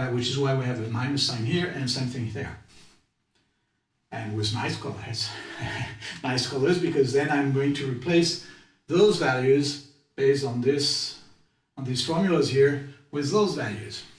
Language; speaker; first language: English; non-native, fluent; French